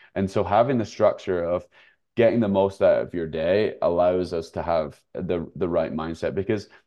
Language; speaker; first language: English; native; English